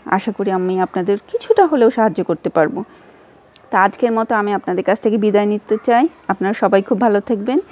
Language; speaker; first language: Bangla; native; Bangla